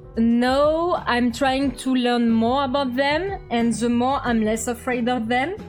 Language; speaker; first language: English; non-native, fluent; French